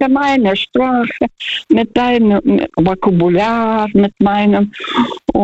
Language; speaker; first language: German; non-native, fluent; Russian